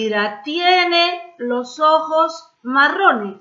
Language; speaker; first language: Spanish; non-native, fluent; French